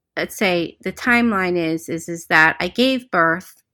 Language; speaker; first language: English; native; English